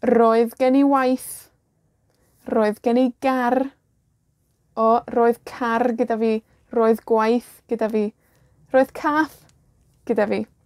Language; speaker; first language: Welsh; non-native, fluent; Spanish